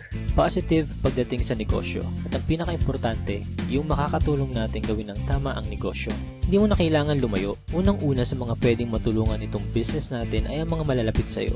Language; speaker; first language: Filipino; native; Filipino